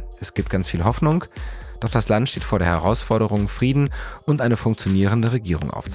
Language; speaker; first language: German; native; German